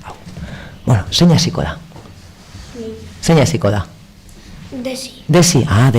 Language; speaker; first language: Basque; native; Basque